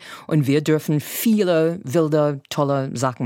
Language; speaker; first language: German; non-native, fluent; English